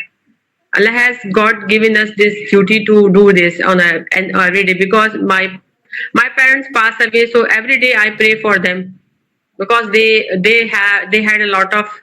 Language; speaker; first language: English; non-native, local second language; Urdu